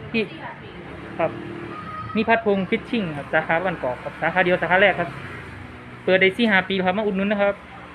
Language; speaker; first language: Thai; native; Thai